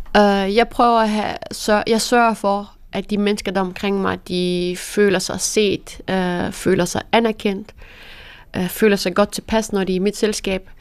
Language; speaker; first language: Danish; early bilingual, other home language; Persian